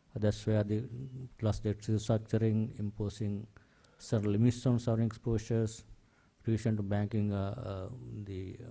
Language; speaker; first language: English; non-native, local second language; Sinhala